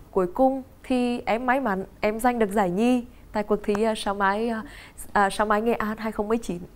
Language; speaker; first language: Vietnamese; native; Vietnamese